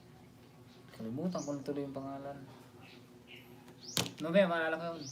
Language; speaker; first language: Filipino; non-native, local second language; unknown